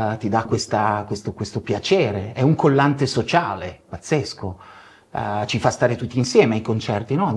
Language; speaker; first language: Italian; early bilingual, other home language; Spanish